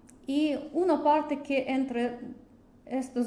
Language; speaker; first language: Spanish; non-native, learner; Russian